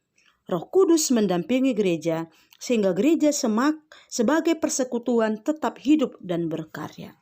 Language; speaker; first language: Indonesian; native; Indonesian